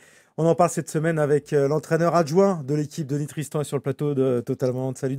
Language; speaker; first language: French; native; French